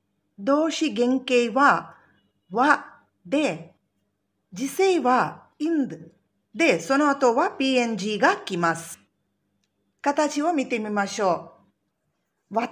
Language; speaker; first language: Japanese; non-native, fluent; Tamil